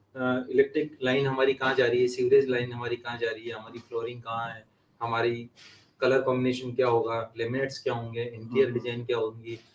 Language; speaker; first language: Hindi; native; Hindi